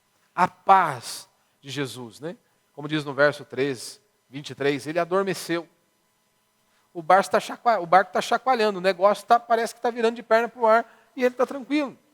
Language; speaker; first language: Portuguese; native; Portuguese